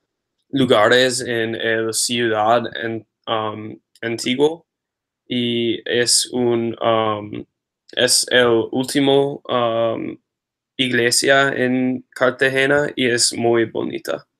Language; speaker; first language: Spanish; non-native, learner; English